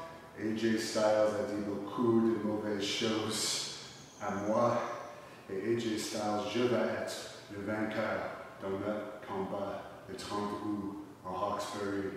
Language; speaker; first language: French; non-native, learner; English